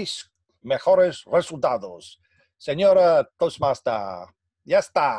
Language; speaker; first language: Spanish; non-native, fluent; English